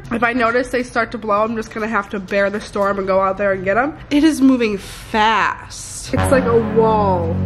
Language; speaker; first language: English; native; English